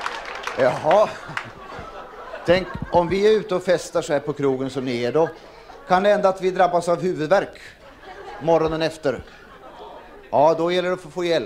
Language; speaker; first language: Swedish; native; Swedish